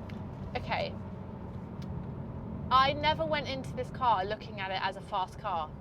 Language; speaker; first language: English; native; English